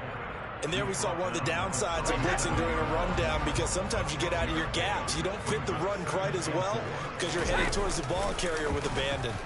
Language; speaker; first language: English; native; English